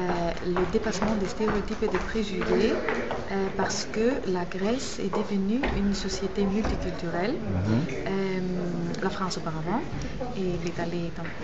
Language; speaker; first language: French; non-native, fluent; Greek